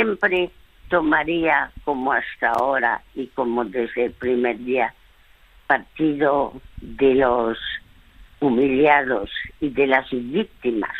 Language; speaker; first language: Spanish; early bilingual, other home language; French